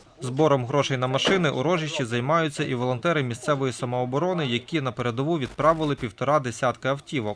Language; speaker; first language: Ukrainian; native; Ukrainian